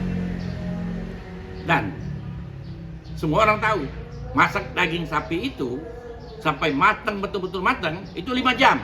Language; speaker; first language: Indonesian; native; Indonesian